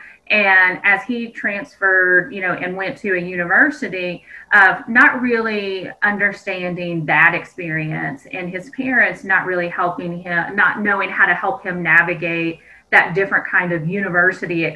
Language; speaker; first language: English; native; English